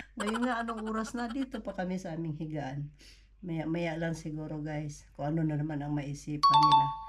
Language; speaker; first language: Filipino; non-native, local second language; Cebuano